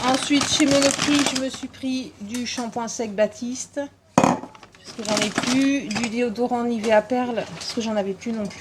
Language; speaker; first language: French; native; French